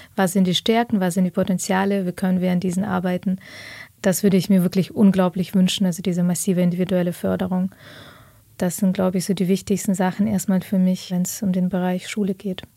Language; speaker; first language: German; early bilingual, other home language; Russian